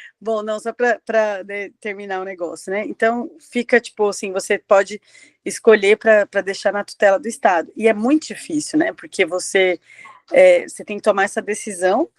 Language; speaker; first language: Portuguese; native; Portuguese